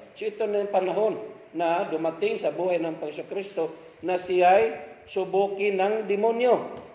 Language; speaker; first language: Filipino; non-native, local second language; Cebuano